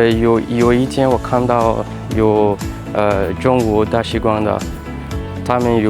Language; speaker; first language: Chinese; non-native, learner; French